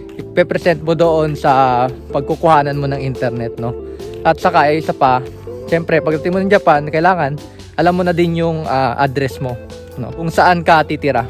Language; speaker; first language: Filipino; native; Filipino